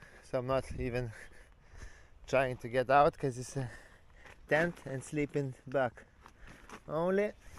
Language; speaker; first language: English; non-native, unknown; Lithuanian